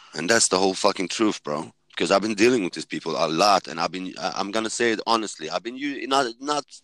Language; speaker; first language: English; early bilingual, heritage; Swedish